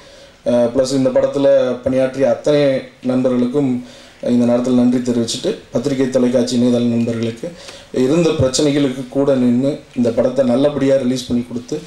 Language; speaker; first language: Tamil; native; Tamil